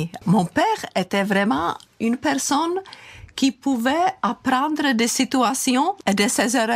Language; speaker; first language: French; non-native, fluent; Czech